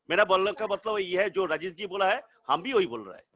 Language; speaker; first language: Hindi; non-native, local second language; Bangla